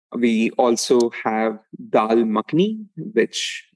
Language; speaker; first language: English; non-native, local second language; Tamil